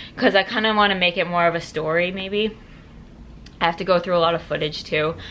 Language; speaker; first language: English; native; English